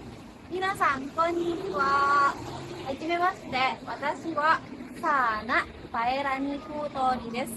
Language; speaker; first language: Japanese; non-native, learner; Indonesian